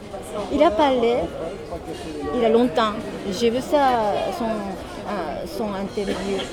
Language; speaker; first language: French; non-native, learner; Japanese